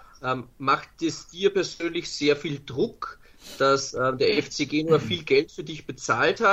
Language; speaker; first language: German; native; German